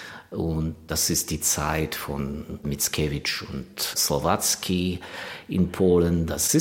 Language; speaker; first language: German; non-native, fluent; Ukrainian